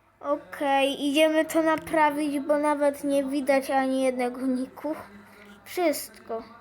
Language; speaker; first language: Polish; native; Polish